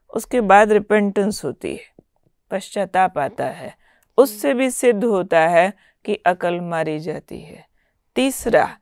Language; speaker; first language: Hindi; native; Hindi